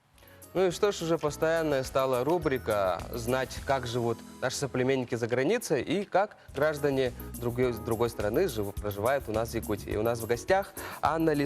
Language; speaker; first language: Russian; native; Russian